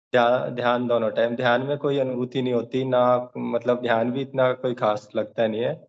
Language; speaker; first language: Hindi; native; Hindi